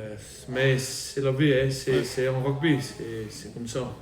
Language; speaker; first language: French; non-native, learner; English